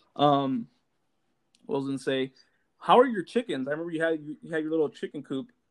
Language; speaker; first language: English; native; English